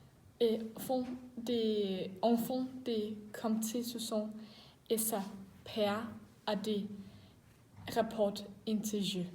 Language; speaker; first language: French; non-native, learner; Danish